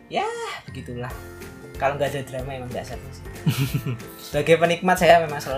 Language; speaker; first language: Indonesian; native; Indonesian